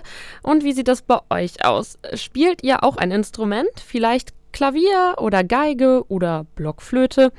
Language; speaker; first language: German; native; German